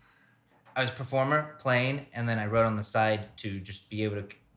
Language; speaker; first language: English; native; English